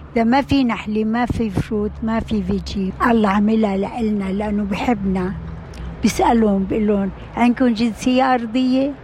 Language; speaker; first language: Arabic; native; Arabic